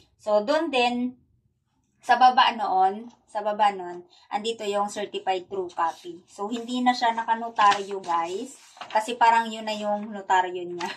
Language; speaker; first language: Filipino; native; Filipino